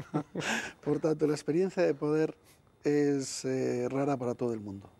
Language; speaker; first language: Spanish; native; Spanish